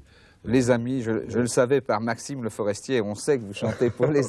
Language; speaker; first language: French; native; French